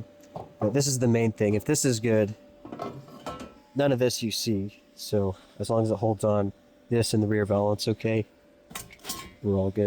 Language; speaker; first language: English; native; English